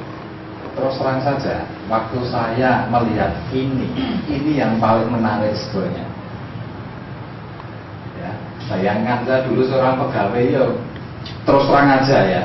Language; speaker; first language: Indonesian; native; Indonesian